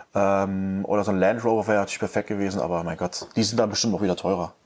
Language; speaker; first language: German; native; German